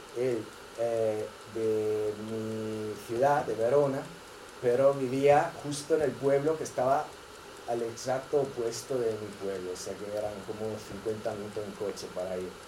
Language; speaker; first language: Spanish; non-native, fluent; Italian